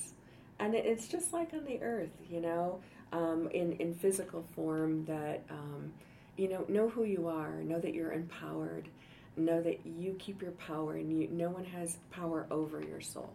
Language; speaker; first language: English; native; English